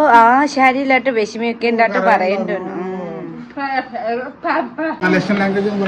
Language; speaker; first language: Malayalam; non-native, learner; Nepali